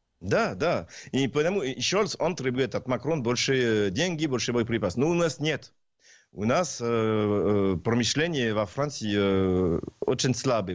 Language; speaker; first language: Russian; non-native, learner; French